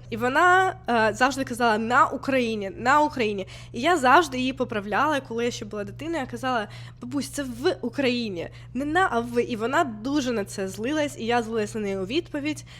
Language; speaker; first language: Ukrainian; non-native, local second language; Russian